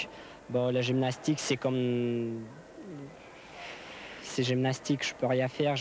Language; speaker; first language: French; non-native, learner; Russian